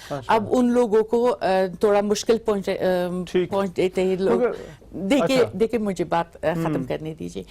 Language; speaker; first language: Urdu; non-native, learner; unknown